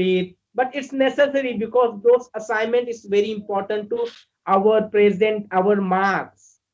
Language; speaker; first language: English; non-native, learner; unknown